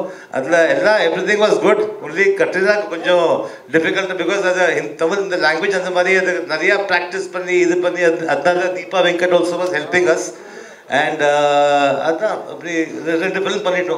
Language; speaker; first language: Tamil; early bilingual, heritage; Tamil